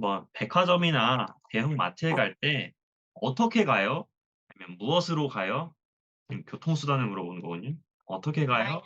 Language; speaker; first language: Korean; non-native, fluent; Thai